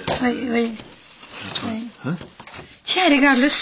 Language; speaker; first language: French; non-native, fluent; Dutch